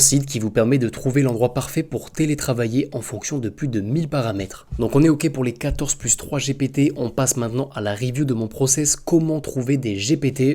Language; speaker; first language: French; native; French